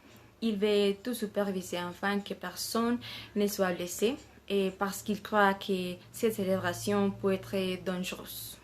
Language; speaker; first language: French; non-native, learner; Spanish